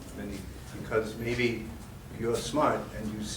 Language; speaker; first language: English; non-native, learner; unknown